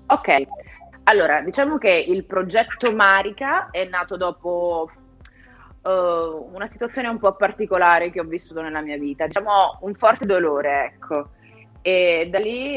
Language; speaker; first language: Italian; native; Italian